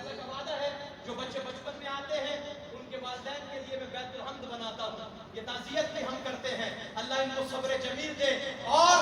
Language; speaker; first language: Urdu; native; Urdu